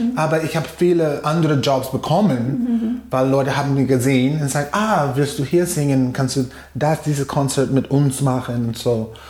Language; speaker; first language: German; non-native, fluent; English